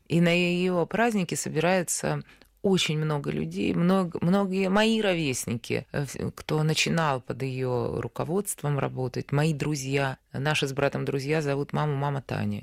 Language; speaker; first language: Russian; native; Russian